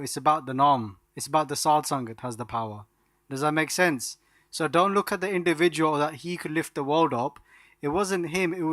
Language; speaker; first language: English; non-native, local second language; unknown